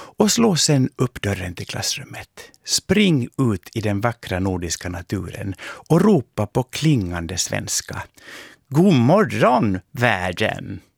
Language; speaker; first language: Swedish; native; Swedish